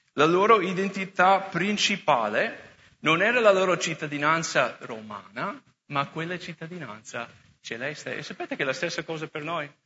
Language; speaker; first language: Italian; non-native, fluent; English